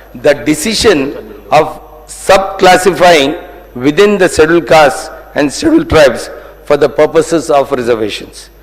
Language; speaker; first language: English; non-native, local second language; Telugu